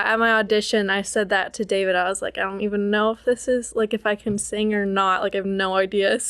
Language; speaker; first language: English; native; English